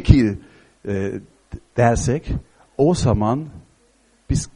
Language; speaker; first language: Turkish; non-native, fluent; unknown